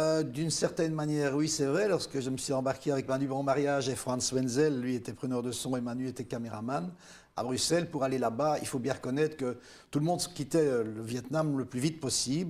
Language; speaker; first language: French; native; French